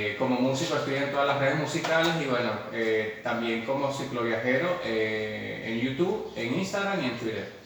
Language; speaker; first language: Spanish; native; Spanish